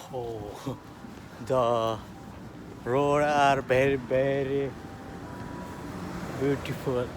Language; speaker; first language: English; non-native, learner; Nepali